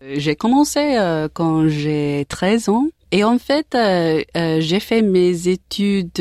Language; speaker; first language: French; non-native, learner; English